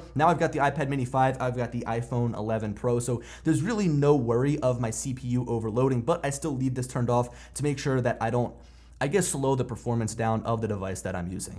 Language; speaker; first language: English; native; English